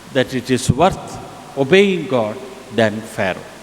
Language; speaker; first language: English; non-native, local second language; Tamil